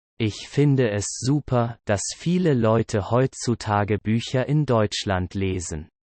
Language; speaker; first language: German; non-native, learner; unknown